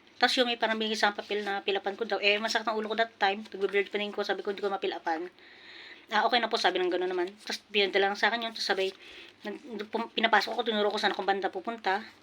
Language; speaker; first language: Filipino; non-native, local second language; Pampanga